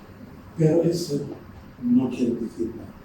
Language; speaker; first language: Spanish; non-native, fluent; Turkish